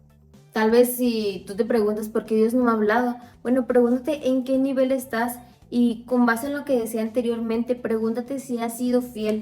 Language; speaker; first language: Spanish; native; Spanish